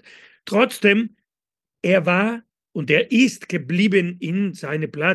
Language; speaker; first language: German; non-native, fluent; Spanish